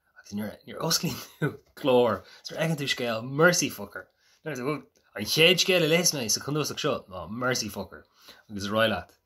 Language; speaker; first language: Irish; native; Irish